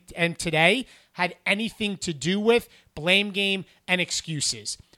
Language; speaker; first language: English; native; English